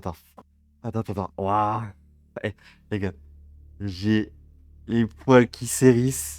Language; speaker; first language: French; native; French